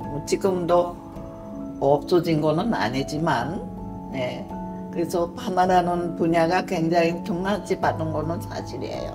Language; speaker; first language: Korean; early bilingual, heritage; Korean